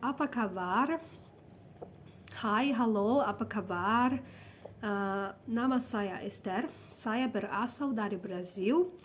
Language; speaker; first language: Indonesian; non-native, learner; Portuguese